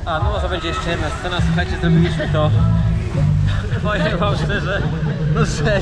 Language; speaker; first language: Polish; native; Polish